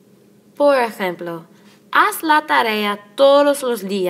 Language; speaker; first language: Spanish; non-native, fluent; English